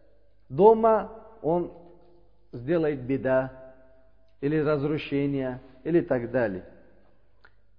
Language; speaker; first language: Russian; non-native, learner; Uzbek